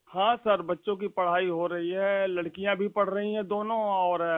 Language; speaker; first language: Hindi; native; Hindi